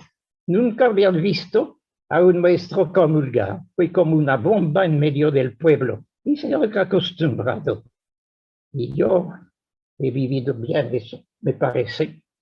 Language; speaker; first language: Spanish; non-native, fluent; French